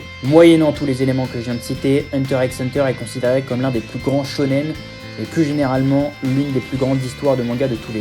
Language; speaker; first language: French; native; French